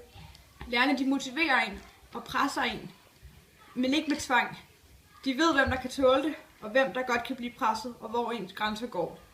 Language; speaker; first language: Danish; native; Danish